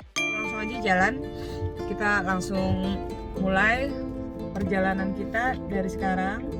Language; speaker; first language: Indonesian; native; Indonesian